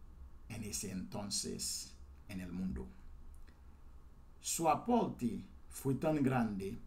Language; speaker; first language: Spanish; non-native, fluent; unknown